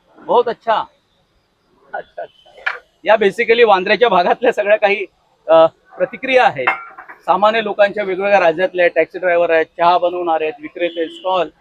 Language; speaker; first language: Marathi; native; Marathi